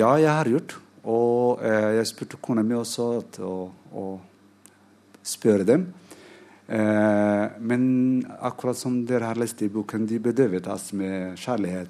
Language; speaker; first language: Norwegian; non-native, fluent; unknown